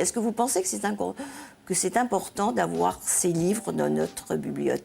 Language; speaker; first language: French; native; French